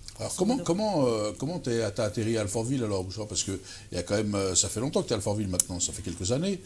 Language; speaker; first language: French; native; French